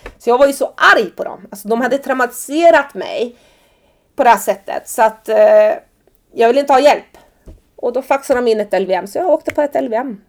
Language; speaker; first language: Swedish; early bilingual, other home language; Persian